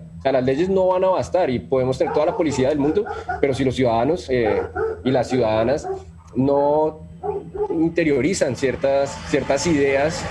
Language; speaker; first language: Spanish; native; Spanish